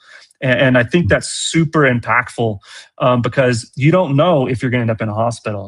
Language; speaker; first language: English; native; English